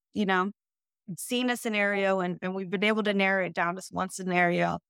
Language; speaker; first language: English; early bilingual, other home language; Dutch